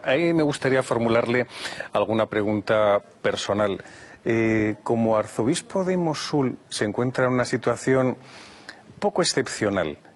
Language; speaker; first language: Spanish; native; Spanish